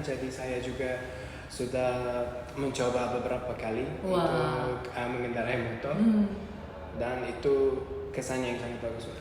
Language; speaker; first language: Indonesian; non-native, learner; Uzbek